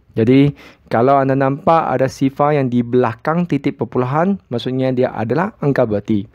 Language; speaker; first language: Malay; non-native, local second language; Chinese